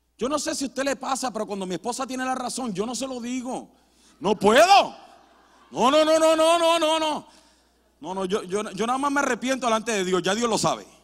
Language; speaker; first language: Spanish; early bilingual, heritage; Spanish